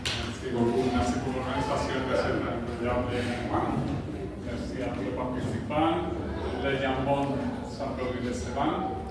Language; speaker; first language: French; non-native, learner; Spanish